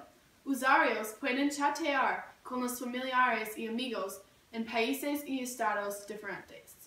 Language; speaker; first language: Spanish; non-native, learner; English